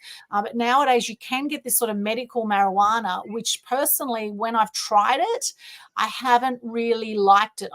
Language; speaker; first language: English; native; English